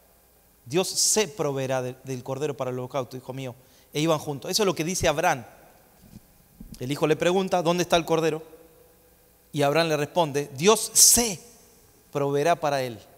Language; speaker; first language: Spanish; native; Spanish